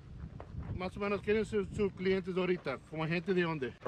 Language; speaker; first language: Spanish; early bilingual, heritage; Spanish